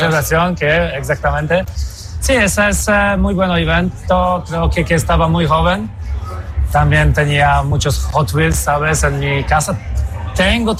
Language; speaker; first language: Spanish; non-native, fluent; Polish